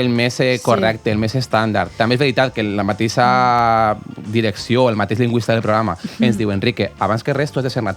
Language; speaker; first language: Catalan; native; Catalan